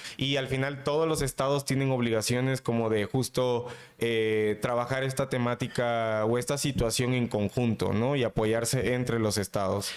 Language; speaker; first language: Spanish; native; Spanish